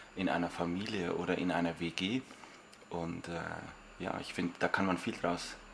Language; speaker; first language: German; native; German